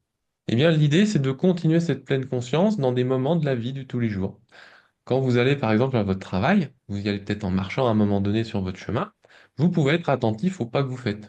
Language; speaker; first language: French; native; French